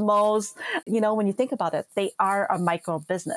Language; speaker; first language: English; native; English